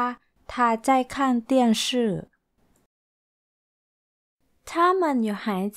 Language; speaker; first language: Chinese; non-native, fluent; Thai